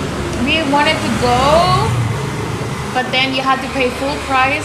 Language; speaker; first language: English; non-native, fluent; Swiss German